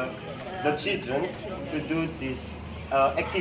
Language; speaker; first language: English; non-native, learner; Indonesian